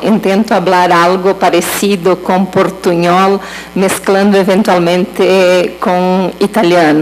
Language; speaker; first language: Spanish; non-native, learner; Portuguese